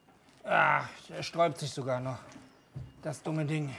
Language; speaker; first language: German; native; German